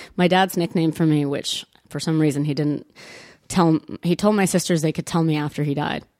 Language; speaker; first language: English; early bilingual, other home language; Italian